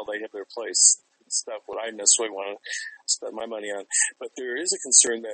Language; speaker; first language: English; native; English